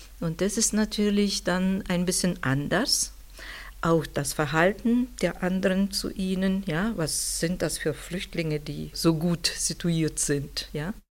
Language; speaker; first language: German; non-native, fluent; Russian